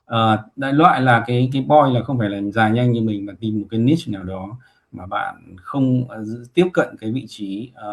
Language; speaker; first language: Vietnamese; native; Vietnamese